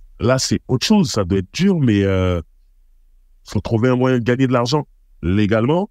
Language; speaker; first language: French; native; French